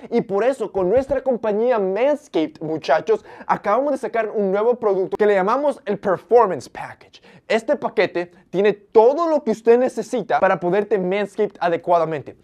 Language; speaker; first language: Spanish; early bilingual, heritage; Spanish